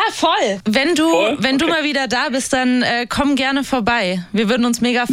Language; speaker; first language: German; native; German